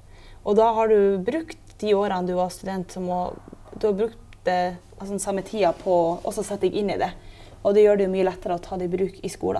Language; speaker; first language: Norwegian; native; Norwegian